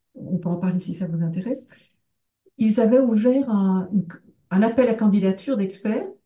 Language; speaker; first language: French; native; French